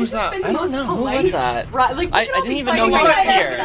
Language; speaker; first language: English; native; English